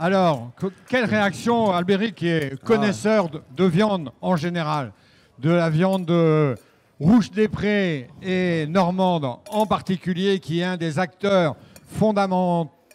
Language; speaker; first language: French; native; French